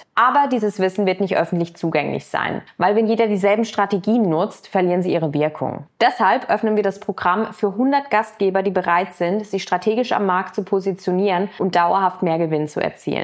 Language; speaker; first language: German; native; German